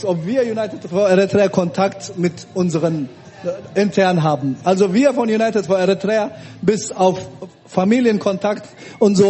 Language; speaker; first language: German; early bilingual, other home language; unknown